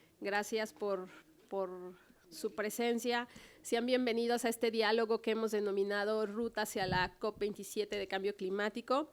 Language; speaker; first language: Spanish; native; Spanish